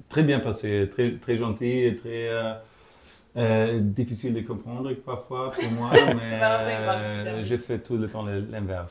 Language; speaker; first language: French; non-native, fluent; German